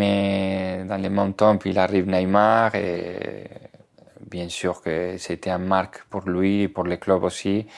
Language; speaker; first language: French; non-native, fluent; Spanish